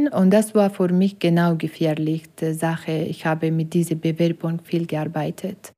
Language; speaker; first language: German; non-native, learner; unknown